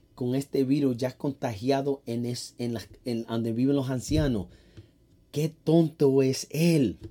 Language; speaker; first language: Spanish; early bilingual, heritage; Spanish